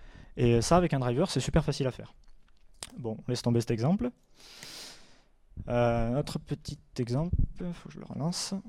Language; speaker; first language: French; native; French